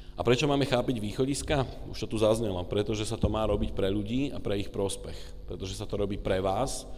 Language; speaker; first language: Slovak; native; Slovak